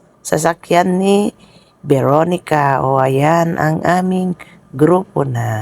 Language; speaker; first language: Filipino; non-native, local second language; Iloko